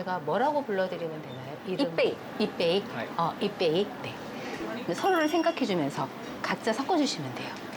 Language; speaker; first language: Korean; native; Korean